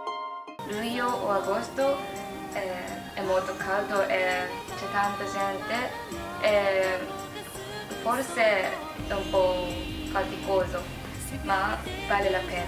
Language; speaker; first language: Italian; non-native, learner; Japanese